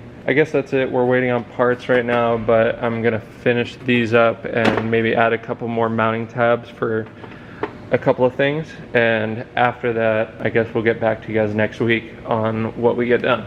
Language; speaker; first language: English; native; English